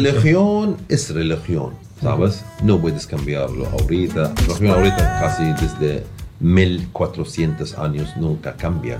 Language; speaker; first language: Spanish; non-native, learner; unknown